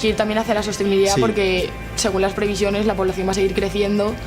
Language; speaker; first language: Spanish; native; Spanish